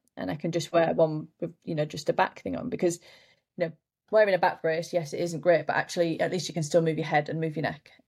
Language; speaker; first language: English; native; English